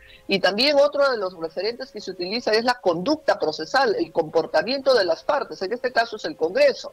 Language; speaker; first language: Spanish; native; Spanish